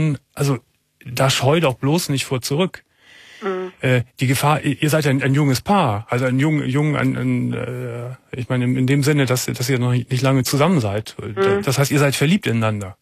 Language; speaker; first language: German; native; German